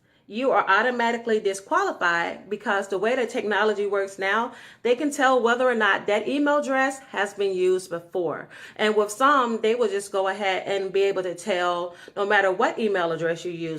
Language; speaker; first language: English; native; English